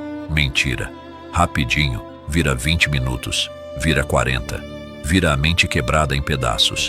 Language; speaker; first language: Portuguese; native; Portuguese